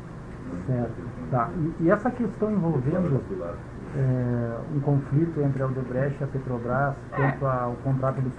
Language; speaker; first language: Portuguese; native; Portuguese